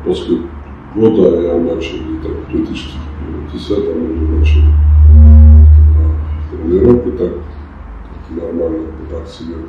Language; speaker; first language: Russian; non-native, fluent; Georgian